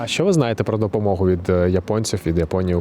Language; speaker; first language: Ukrainian; native; Ukrainian